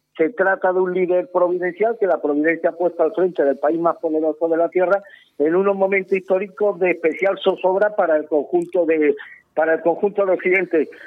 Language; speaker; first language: Spanish; native; Spanish